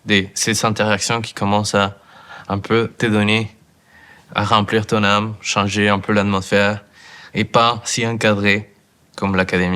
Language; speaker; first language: French; non-native, fluent; Spanish